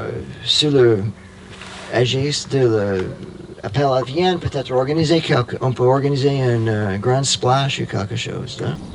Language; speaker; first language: French; non-native, fluent; English